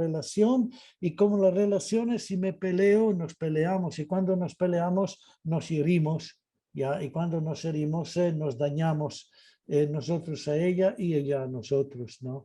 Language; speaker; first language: Spanish; non-native, fluent; Italian